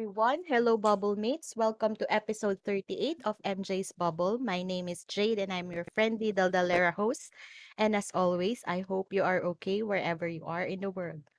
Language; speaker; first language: English; non-native, local second language; Filipino